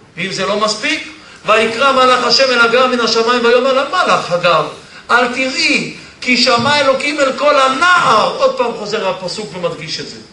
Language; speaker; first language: Hebrew; early bilingual, other home language; Polish